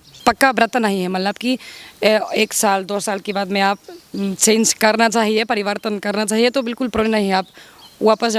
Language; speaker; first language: Hindi; non-native, learner; Spanish